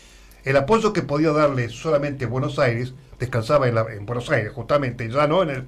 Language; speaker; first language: Spanish; native; Spanish